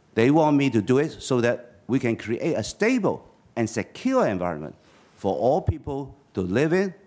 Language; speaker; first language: English; non-native, local second language; Chinese